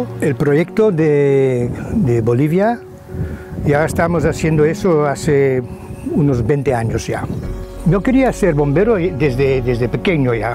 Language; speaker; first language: Spanish; non-native, fluent; Dutch